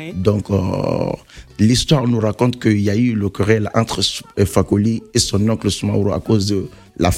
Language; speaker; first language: French; non-native, local second language; Mandingo